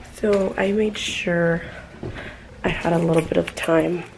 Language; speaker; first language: English; early bilingual, other home language; Spanish